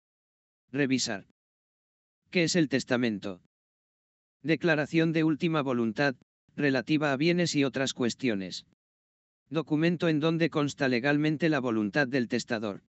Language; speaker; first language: Spanish; native; Spanish